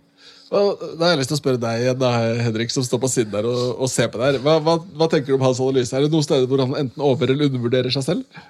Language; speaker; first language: Norwegian; native; Norwegian